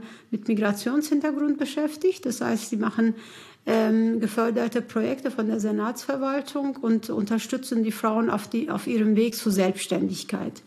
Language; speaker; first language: German; early bilingual, other home language; Turkish